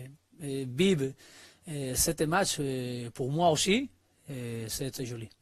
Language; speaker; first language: French; non-native, learner; Spanish